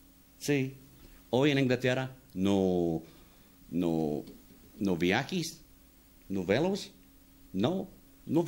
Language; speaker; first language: Spanish; non-native, learner; English